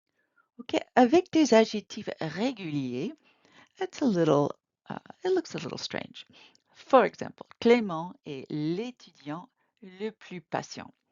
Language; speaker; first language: French; non-native, fluent; English